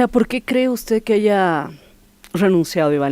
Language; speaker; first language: Spanish; native; Spanish